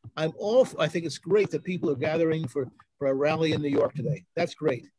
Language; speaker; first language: English; native; English